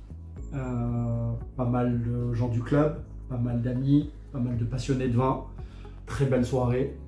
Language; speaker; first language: French; native; French